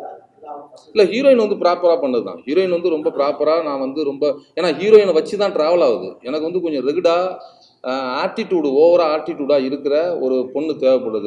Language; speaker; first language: Tamil; native; Tamil